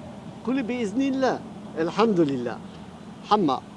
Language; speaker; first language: Arabic; non-native, learner; French